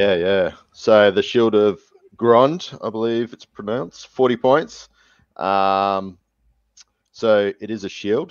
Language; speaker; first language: English; native; English